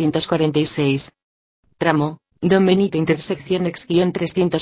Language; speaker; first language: Spanish; native; Spanish